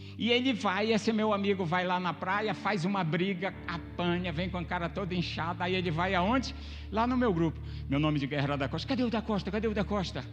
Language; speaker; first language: Portuguese; native; Portuguese